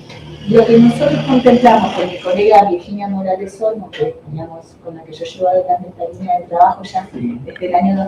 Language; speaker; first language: Spanish; native; Spanish